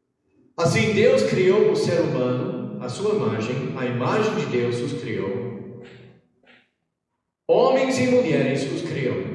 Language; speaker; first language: Portuguese; non-native, fluent; English